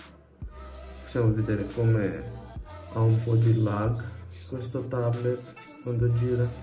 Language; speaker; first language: Italian; non-native, fluent; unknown